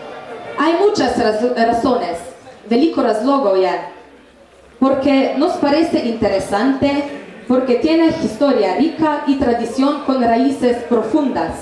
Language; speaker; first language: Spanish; non-native, fluent; Slovenian